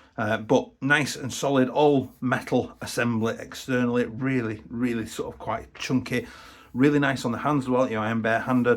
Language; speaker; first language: English; native; English